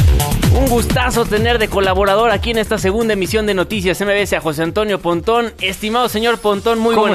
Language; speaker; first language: Spanish; native; Spanish